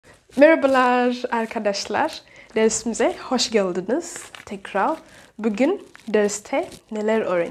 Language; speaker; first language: Turkish; non-native, fluent; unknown